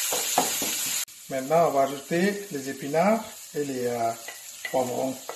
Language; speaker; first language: French; non-native, fluent; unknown